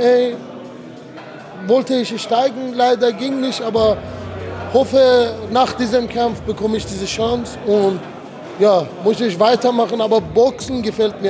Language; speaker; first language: German; non-native, fluent; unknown